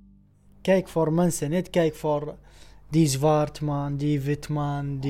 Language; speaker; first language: Dutch; non-native, learner; Arabic